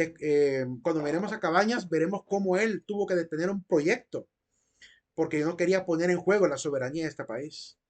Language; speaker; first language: Spanish; native; Spanish